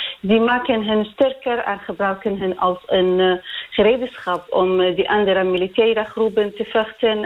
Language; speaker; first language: Dutch; non-native, learner; Arabic